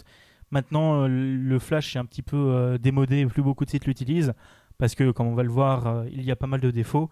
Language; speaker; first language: French; native; French